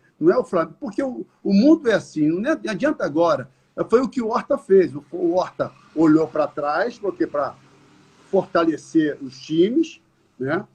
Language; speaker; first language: Portuguese; native; Portuguese